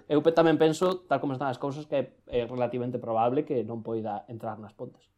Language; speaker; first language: Galician; native; Galician